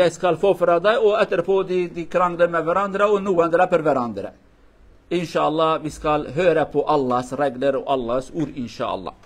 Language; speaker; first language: Swedish; non-native, learner; Kurdish